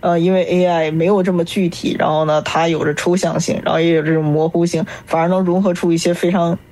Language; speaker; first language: Chinese; native; Chinese